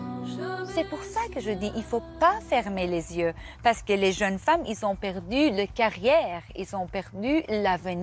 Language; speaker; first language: French; non-native, fluent; Persian